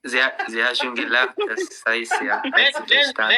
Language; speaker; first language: German; non-native, learner; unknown